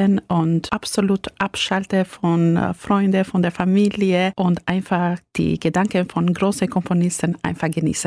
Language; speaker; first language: German; non-native, fluent; Albanian